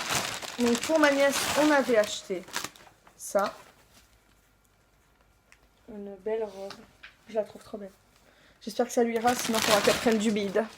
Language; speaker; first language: French; native; French